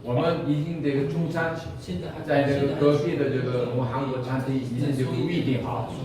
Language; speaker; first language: Chinese; non-native, fluent; Korean